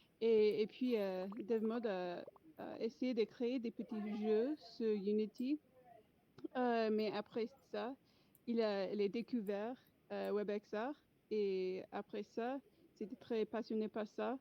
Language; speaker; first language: French; non-native, fluent; English